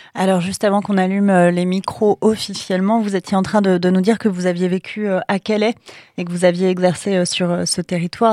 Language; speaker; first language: French; native; French